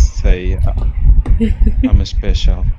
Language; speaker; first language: English; non-native, learner; Spanish